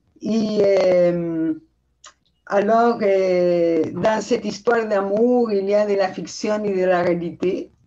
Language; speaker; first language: French; non-native, fluent; Spanish